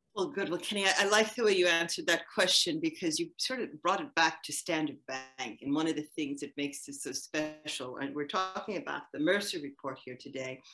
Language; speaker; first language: English; native; English